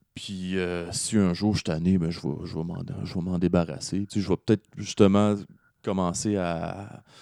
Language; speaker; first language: French; native; French